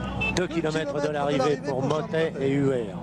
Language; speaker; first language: French; native; French